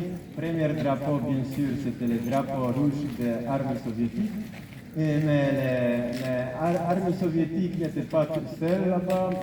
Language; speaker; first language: French; non-native, fluent; Polish